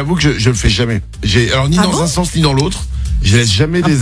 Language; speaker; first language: French; native; French